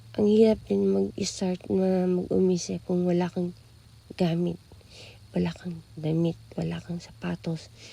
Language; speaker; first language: Filipino; native; Filipino